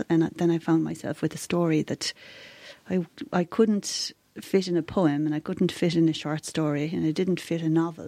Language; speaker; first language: English; native; English